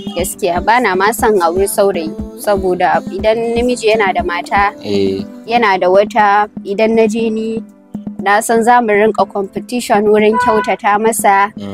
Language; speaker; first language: Hausa; native; Hausa